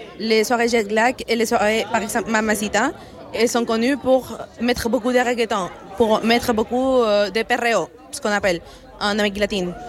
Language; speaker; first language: French; non-native, fluent; Spanish